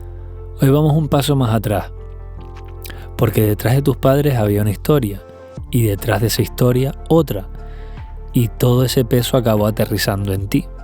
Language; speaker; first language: Spanish; native; Spanish